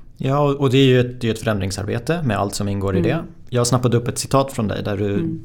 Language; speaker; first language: Swedish; native; Swedish